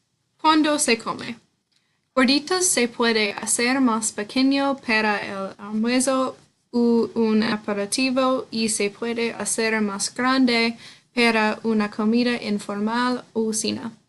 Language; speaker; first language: Spanish; non-native, learner; English